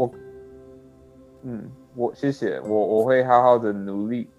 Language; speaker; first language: Chinese; non-native, learner; English